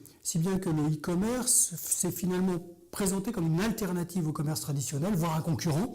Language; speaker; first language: French; native; French